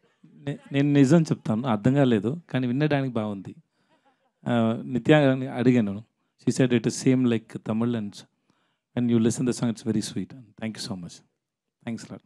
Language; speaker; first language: Telugu; non-native, learner; Tamil